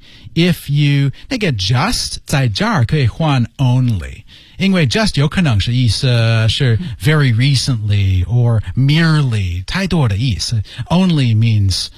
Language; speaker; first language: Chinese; non-native, learner; English